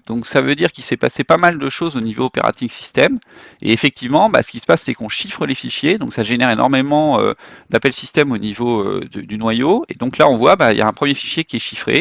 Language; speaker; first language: French; native; French